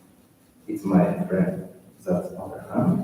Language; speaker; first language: English; non-native, learner; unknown